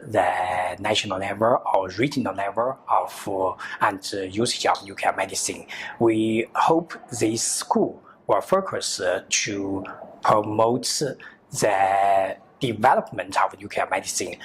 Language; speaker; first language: English; non-native, learner; Chinese